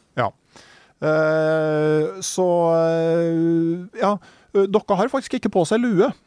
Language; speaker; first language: Norwegian; native; Norwegian